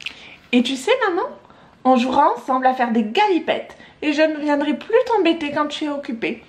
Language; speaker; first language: French; native; French